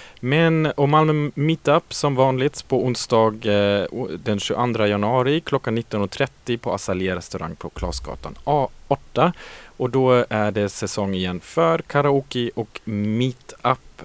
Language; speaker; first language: Swedish; native; Swedish